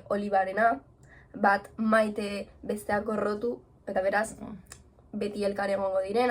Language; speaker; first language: Basque; non-native, local second language; Spanish